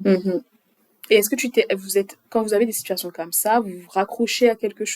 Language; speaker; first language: French; native; French